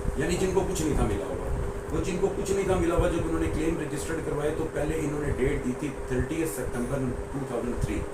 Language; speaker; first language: Urdu; early bilingual, heritage; Urdu